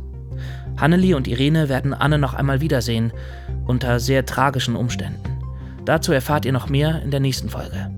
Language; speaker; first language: German; native; German